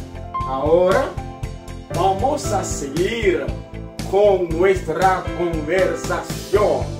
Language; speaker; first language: Spanish; non-native, fluent; Haitian Creole